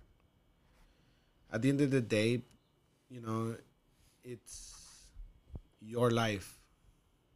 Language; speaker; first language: English; non-native, fluent; Spanish